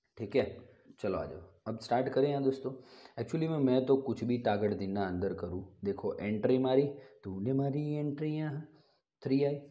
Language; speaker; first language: Hindi; non-native, local second language; Gujarati